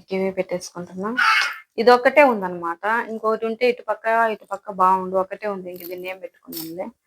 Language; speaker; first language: Telugu; non-native, local second language; Lambadi